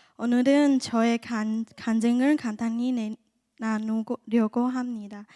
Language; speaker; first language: Korean; non-native, learner; Thai